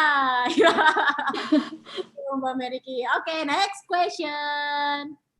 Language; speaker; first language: English; non-native, fluent; Indonesian